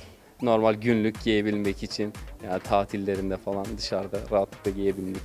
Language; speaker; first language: Turkish; native; Turkish